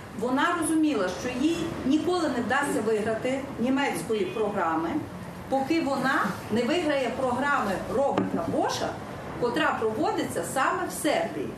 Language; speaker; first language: Ukrainian; native; Ukrainian